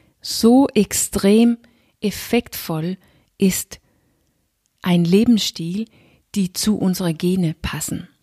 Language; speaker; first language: German; non-native, fluent; Danish